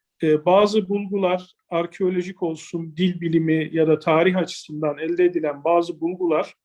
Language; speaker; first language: Turkish; native; Turkish